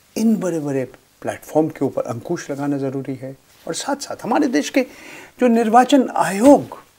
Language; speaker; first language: Hindi; non-native, local second language; Bangla